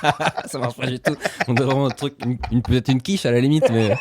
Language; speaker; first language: French; native; French